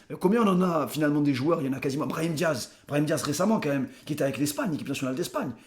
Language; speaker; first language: French; native; French